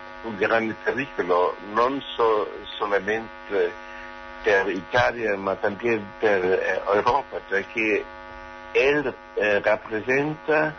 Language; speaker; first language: Spanish; non-native, learner; German